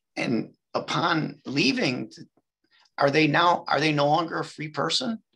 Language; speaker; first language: English; native; English